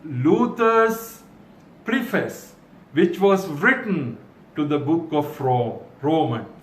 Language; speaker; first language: English; non-native, local second language; Sinhala